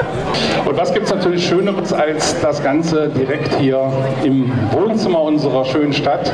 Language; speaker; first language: German; native; German